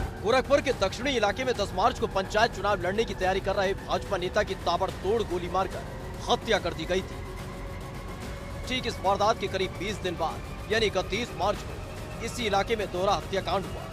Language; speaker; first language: Hindi; native; Hindi